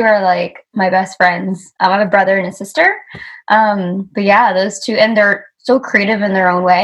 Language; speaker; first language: English; native; English